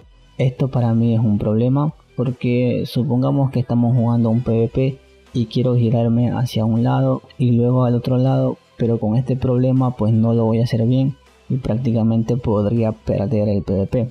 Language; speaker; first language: Spanish; native; Spanish